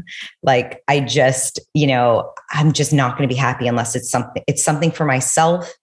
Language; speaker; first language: English; native; English